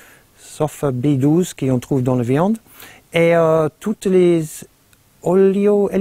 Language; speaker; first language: French; non-native, fluent; English